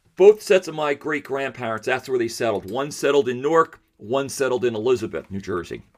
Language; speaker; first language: English; early bilingual, other home language; Italian